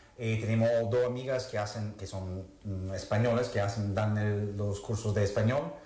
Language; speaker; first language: Spanish; non-native, fluent; English